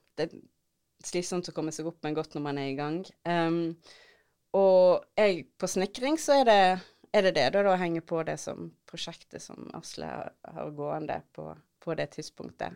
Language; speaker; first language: Norwegian; native; Norwegian